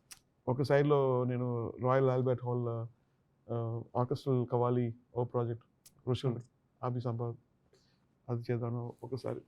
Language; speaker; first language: Telugu; non-native, learner; Tamil